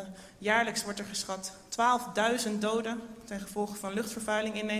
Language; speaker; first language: Dutch; native; Dutch